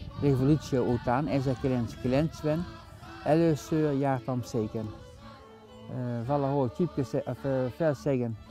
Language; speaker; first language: Hungarian; non-native, learner; Dutch